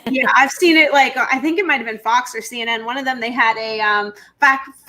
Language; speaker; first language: English; native; English